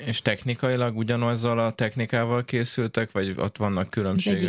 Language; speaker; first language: Hungarian; native; Hungarian